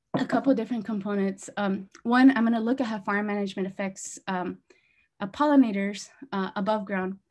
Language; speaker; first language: English; native; English